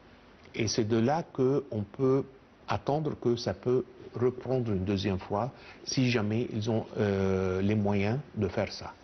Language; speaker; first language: French; non-native, fluent; Arabic